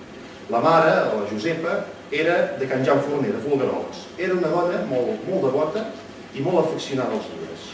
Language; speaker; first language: Catalan; native; Catalan